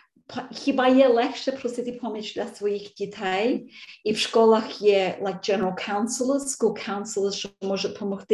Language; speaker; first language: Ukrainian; early bilingual, heritage; Ukrainian